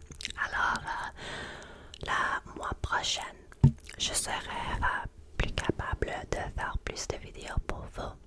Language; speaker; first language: French; non-native, learner; English